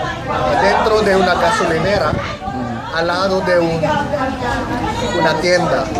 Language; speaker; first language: Spanish; non-native, fluent; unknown